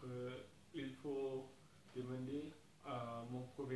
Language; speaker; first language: French; non-native, learner; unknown